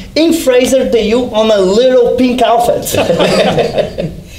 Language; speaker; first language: English; non-native, fluent; Portuguese